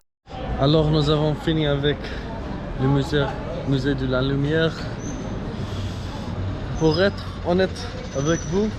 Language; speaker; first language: French; non-native, learner; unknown